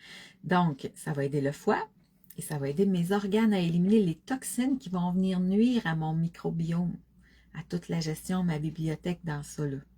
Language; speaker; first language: French; native; French